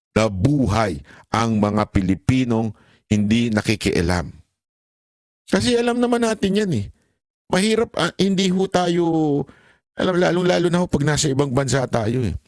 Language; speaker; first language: Filipino; native; Filipino